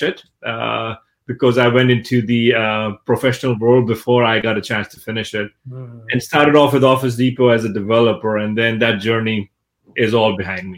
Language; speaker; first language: English; non-native, local second language; Urdu